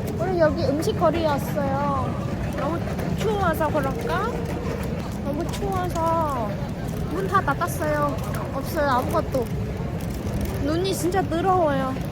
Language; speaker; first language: Korean; non-native, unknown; Vietnamese